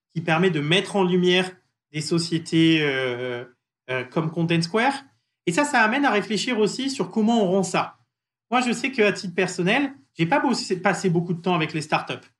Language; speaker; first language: French; native; French